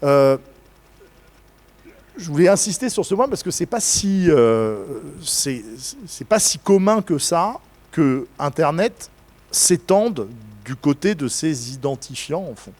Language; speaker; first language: French; native; French